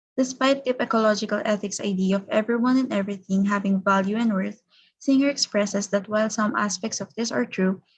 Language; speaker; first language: English; non-native, local second language; Filipino